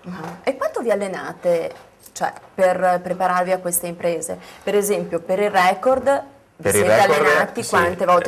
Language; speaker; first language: Italian; native; Italian